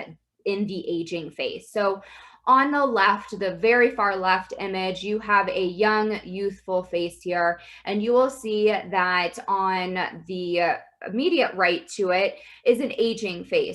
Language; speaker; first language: English; native; English